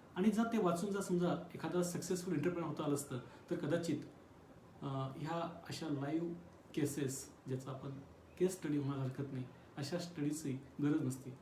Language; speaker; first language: Marathi; non-native, local second language; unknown